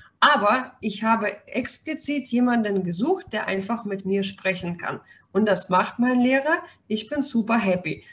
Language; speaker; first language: German; non-native, fluent; Russian